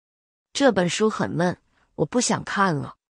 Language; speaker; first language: Chinese; non-native, learner; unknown